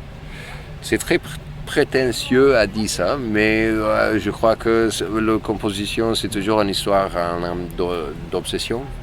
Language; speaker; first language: French; non-native, fluent; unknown